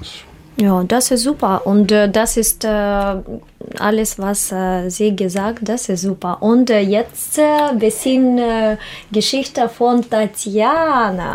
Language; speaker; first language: German; non-native, learner; Russian